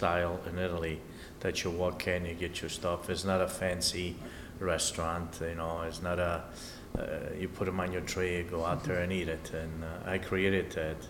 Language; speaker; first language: English; non-native, fluent; Italian